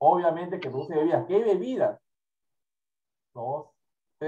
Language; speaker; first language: Spanish; native; Spanish